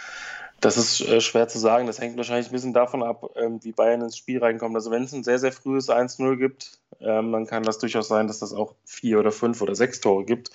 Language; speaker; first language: German; native; German